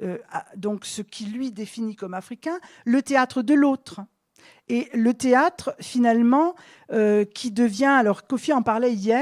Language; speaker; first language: French; native; French